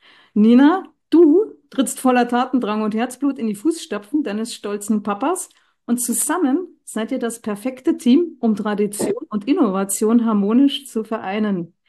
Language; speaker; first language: German; native; German